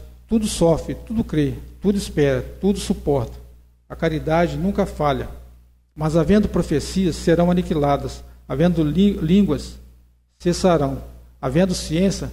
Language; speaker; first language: Portuguese; native; Portuguese